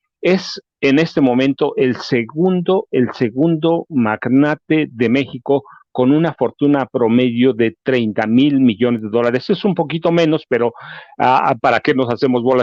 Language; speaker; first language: Spanish; native; Spanish